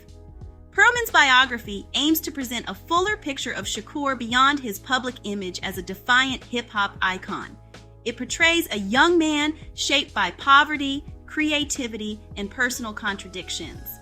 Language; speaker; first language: English; native; English